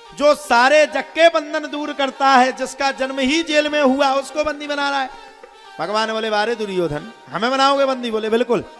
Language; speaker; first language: Hindi; native; Hindi